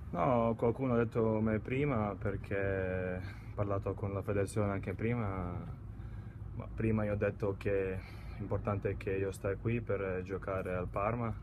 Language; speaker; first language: Italian; non-native, learner; Latvian